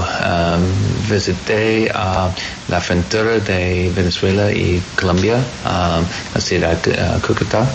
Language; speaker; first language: Spanish; non-native, learner; English